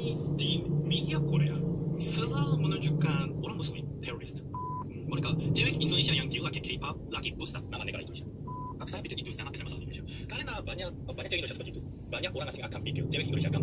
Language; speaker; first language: Indonesian; non-native, learner; Korean